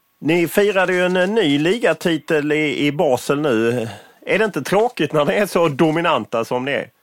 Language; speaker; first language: Swedish; native; Swedish